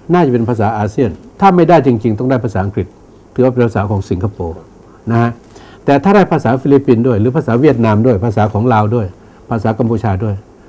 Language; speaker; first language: Thai; non-native, local second language; Northeastern Thai